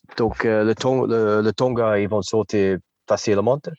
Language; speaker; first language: French; non-native, learner; English